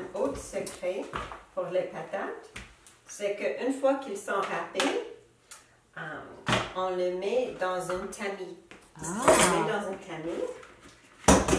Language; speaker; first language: French; non-native, fluent; English